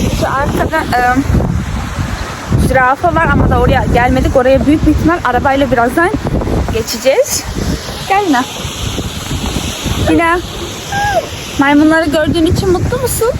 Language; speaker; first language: Turkish; early bilingual, heritage; Turkish